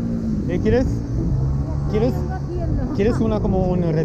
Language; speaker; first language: Spanish; non-native, learner; English